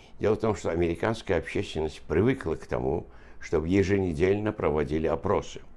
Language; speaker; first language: Russian; non-native, local second language; Azerbaijani